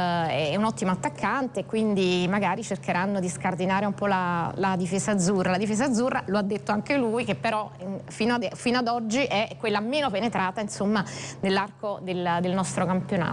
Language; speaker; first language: Italian; native; Italian